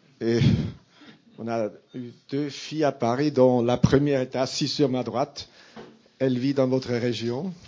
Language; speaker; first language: French; non-native, local second language; Italian